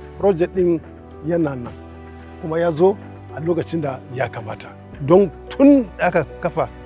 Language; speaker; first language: Hausa; non-native, local second language; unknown